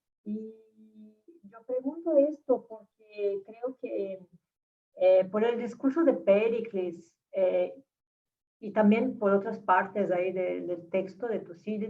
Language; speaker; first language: Spanish; non-native, fluent; Portuguese